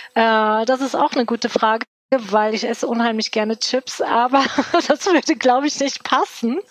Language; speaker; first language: German; early bilingual, other home language; Turkish